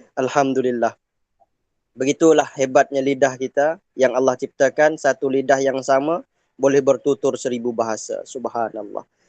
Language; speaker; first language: Malay; non-native, local second language; Iban